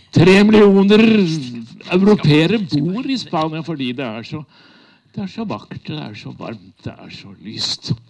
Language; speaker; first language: Norwegian; native; Norwegian